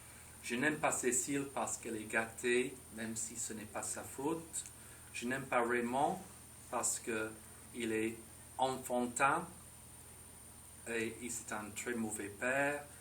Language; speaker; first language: French; non-native, fluent; English